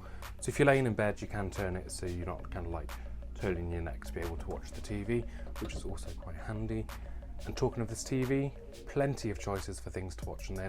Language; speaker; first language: English; native; English